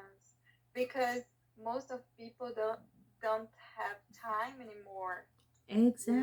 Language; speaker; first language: English; non-native, learner; Portuguese